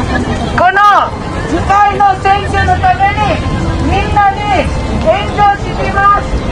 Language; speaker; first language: Japanese; non-native, fluent; Filipino